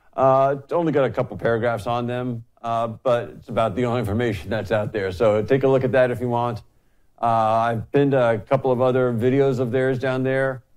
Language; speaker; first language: English; native; English